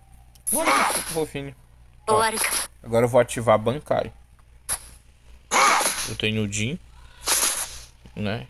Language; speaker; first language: Portuguese; native; Portuguese